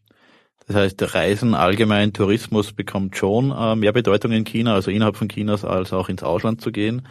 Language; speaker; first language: German; native; German